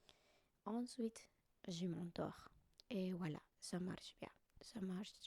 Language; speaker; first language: French; non-native, learner; Spanish